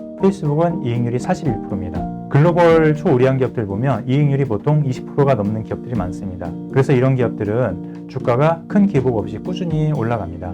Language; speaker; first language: Korean; native; Korean